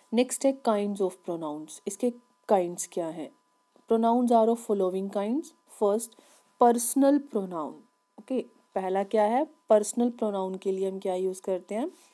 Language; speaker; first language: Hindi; native; Hindi